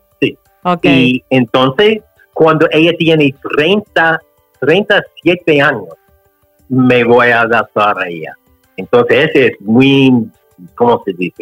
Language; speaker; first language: Spanish; non-native, learner; English